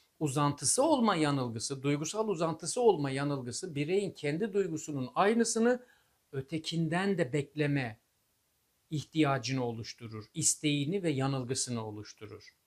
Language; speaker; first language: Turkish; native; Turkish